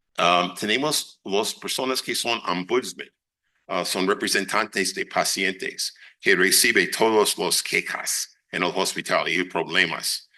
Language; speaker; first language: Spanish; non-native, fluent; English